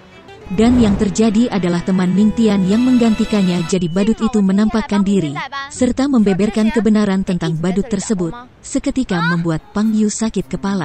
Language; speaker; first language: Indonesian; native; Indonesian